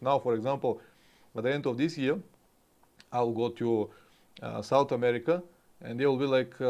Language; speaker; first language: English; non-native, fluent; Bulgarian